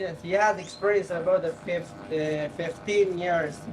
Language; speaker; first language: English; non-native, learner; Persian